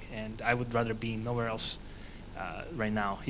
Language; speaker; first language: English; non-native, fluent; Italian